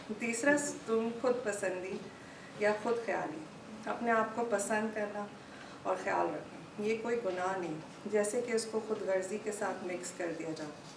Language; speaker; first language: Urdu; native; Urdu